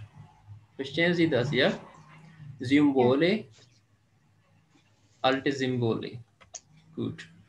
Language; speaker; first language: German; non-native, fluent; Urdu